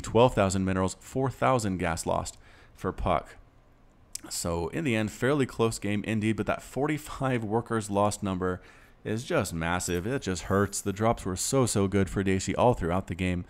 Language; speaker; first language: English; native; English